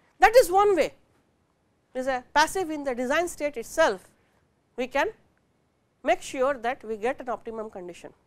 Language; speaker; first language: English; non-native, local second language; Bangla